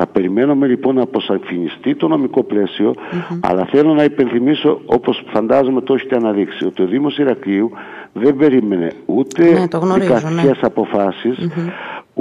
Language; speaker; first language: Greek; native; Greek